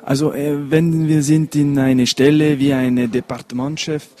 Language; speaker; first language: German; non-native, local second language; French